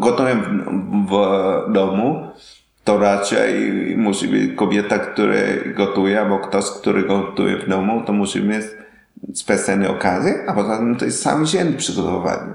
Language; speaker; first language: Polish; non-native, learner; Vietnamese